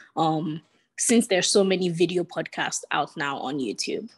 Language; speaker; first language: English; non-native, local second language; Yoruba